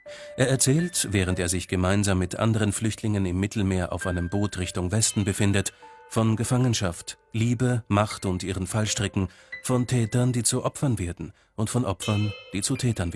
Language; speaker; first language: German; native; German